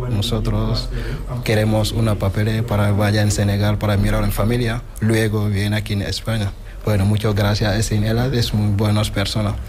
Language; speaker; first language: Spanish; non-native, learner; Wolof